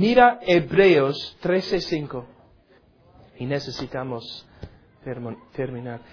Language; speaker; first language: Spanish; non-native, learner; English